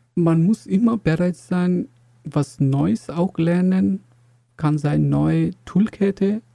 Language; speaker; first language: German; non-native, fluent; Bangla